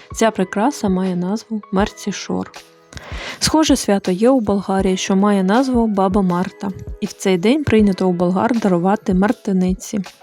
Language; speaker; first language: Ukrainian; non-native, fluent; Bulgarian